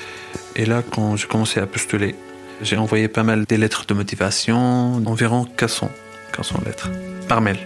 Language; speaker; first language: French; non-native, fluent; Arabic